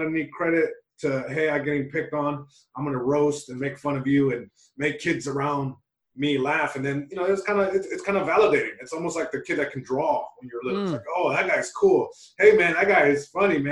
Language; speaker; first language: English; early bilingual, other home language; Spanish